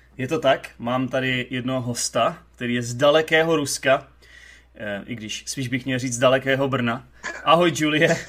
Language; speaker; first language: Czech; native; Czech